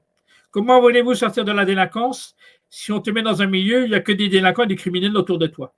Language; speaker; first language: French; native; French